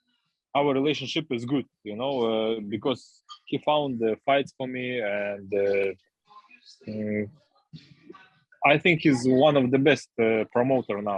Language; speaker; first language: English; non-native, learner; Russian